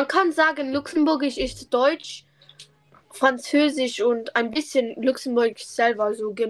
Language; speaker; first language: German; non-native, local second language; Luxembourgish